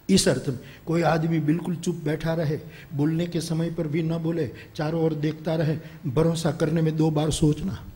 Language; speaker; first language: Hindi; non-native, local second language; Gujarati